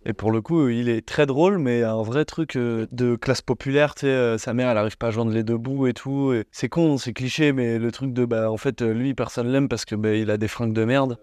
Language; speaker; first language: French; native; French